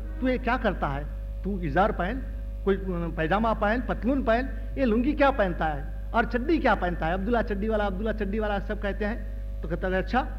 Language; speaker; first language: Hindi; non-native, local second language; Gujarati